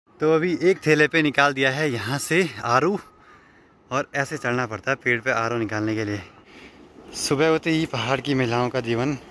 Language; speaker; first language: Hindi; native; Hindi